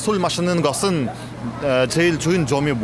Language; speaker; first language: Korean; non-native, learner; Russian